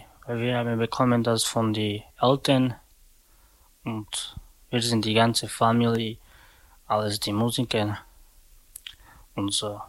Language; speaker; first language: German; non-native, learner; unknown